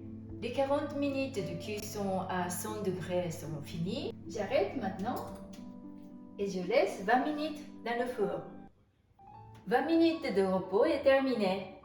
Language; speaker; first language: French; non-native, fluent; Japanese